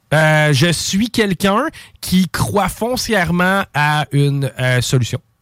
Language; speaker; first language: French; native; French